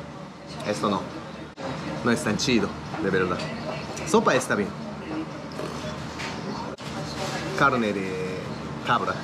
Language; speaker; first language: Spanish; non-native, fluent; Japanese